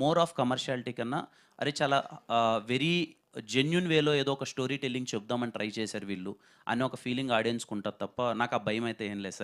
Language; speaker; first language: Telugu; native; Telugu